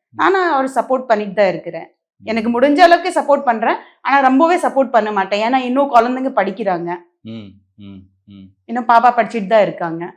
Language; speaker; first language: Tamil; non-native, local second language; Marwari